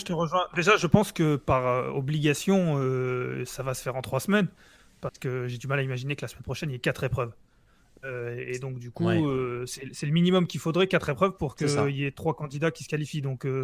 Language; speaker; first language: French; native; French